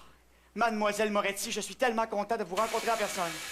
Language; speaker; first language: French; native; French